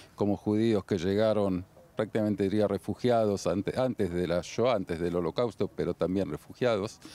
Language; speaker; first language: Spanish; native; Spanish